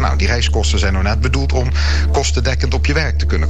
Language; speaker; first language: Dutch; native; Dutch